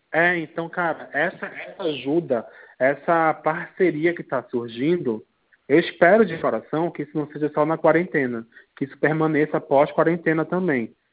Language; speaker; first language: Portuguese; native; Portuguese